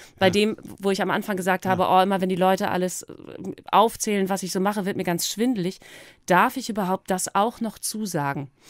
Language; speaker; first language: German; native; German